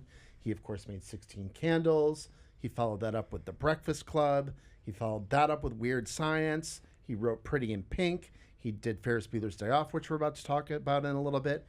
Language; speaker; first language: English; native; English